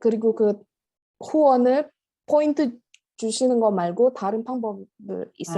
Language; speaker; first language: Korean; non-native, fluent; Indonesian